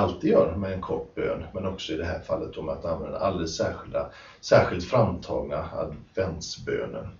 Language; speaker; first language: Swedish; native; Swedish